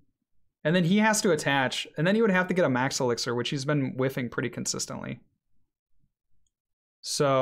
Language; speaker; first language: English; native; English